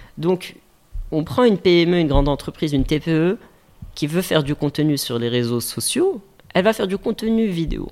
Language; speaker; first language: French; native; French